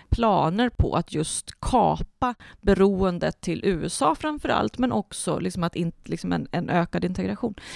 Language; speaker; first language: Swedish; early bilingual, other home language; Spanish